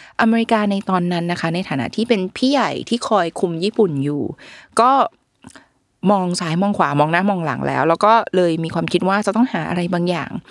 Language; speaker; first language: Thai; native; Thai